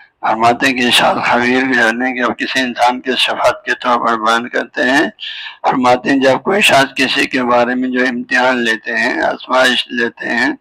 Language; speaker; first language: Urdu; non-native, local second language; Balti